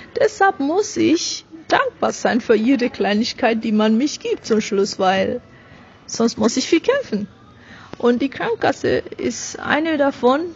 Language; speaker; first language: German; non-native, fluent; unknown